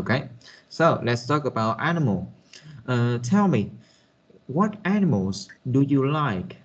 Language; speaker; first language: English; non-native, fluent; Vietnamese